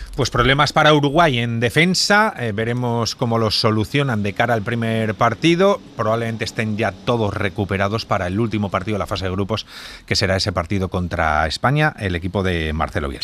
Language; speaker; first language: Spanish; native; Spanish